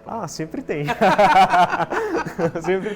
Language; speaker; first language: Portuguese; native; Portuguese